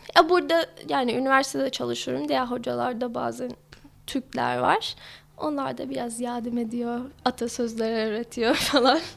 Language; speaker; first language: Turkish; non-native, fluent; English